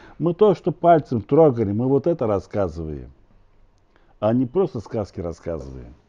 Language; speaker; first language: Russian; non-native, local second language; Azerbaijani